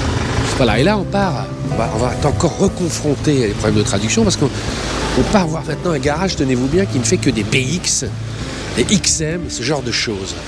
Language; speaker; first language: French; native; French